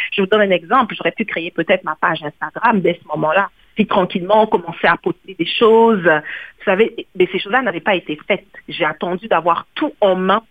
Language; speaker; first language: French; non-native, local second language; Kongo